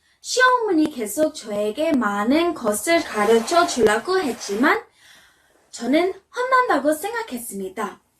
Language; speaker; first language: Korean; non-native, fluent; English